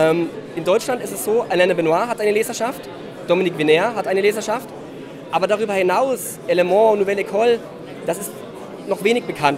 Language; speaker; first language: German; native; German